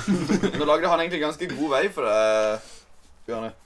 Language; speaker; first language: Norwegian; native; Norwegian